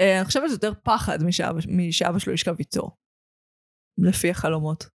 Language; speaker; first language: Hebrew; native; Hebrew